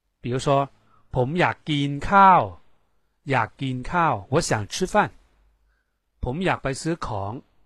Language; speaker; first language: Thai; non-native, fluent; Chinese